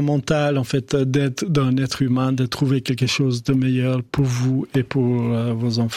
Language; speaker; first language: French; non-native, fluent; Albanian